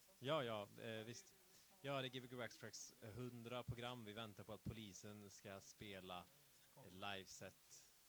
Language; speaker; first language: Swedish; native; Swedish